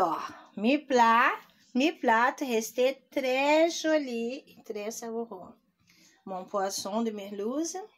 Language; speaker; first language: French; non-native, learner; Portuguese